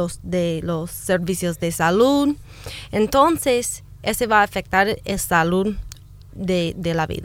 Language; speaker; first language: Spanish; non-native, fluent; English